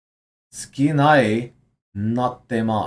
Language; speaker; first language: Japanese; non-native, learner; English